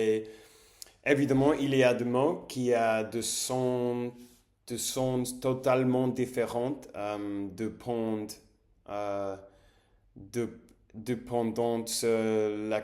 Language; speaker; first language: French; non-native, learner; English